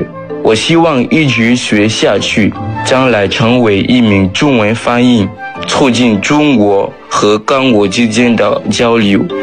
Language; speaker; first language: Chinese; non-native, fluent; French